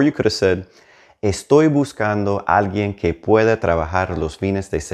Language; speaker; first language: Spanish; non-native, fluent; English